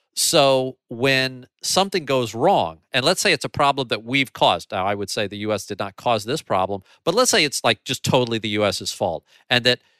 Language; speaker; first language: English; native; English